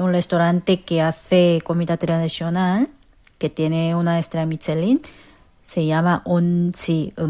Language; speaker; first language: Spanish; non-native, fluent; Korean